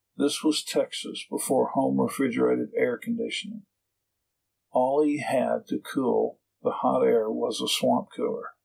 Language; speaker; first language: English; native; English